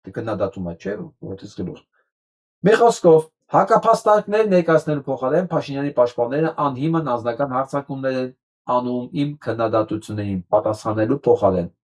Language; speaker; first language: Armenian; native; Armenian